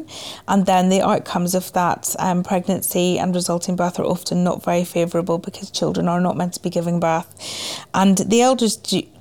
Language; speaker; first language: English; native; English